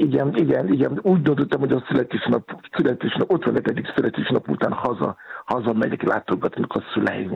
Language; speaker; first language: Hungarian; non-native, learner; Yoruba